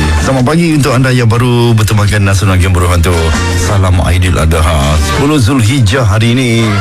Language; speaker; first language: Malay; native; Malay